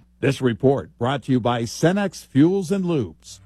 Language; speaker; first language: English; native; English